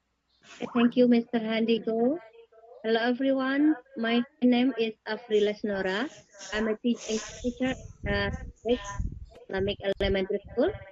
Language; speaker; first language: English; non-native, learner; Indonesian